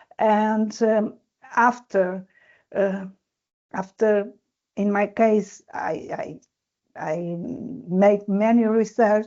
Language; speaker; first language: English; non-native, learner; Portuguese